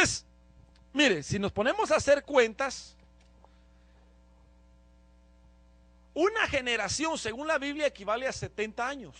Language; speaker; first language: Spanish; native; Spanish